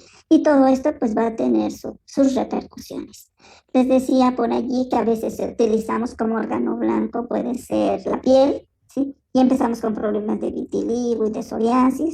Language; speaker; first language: Spanish; native; Spanish